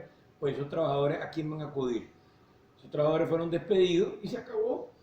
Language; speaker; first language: Spanish; native; Spanish